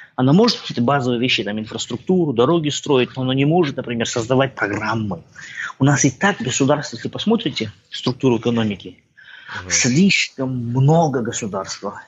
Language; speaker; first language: Russian; non-native, local second language; Kazakh